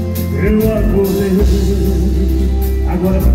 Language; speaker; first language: Portuguese; native; Portuguese